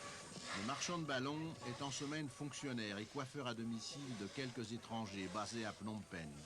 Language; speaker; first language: French; native; French